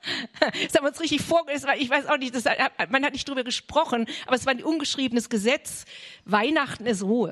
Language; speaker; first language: German; native; German